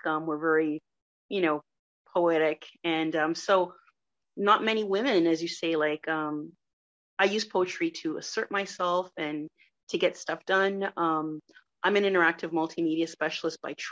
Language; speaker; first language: English; non-native, fluent; French